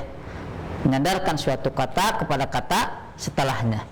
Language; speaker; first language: Indonesian; native; Indonesian